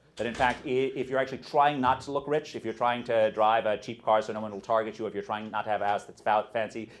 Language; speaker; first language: English; native; English